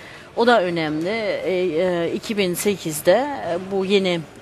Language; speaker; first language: Turkish; early bilingual, heritage; Turkish